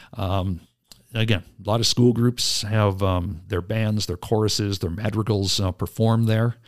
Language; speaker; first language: English; native; English